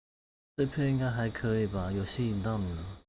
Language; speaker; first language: Chinese; native; Chinese